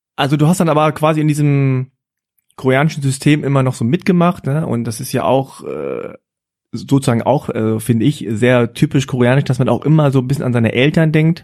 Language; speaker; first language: German; native; German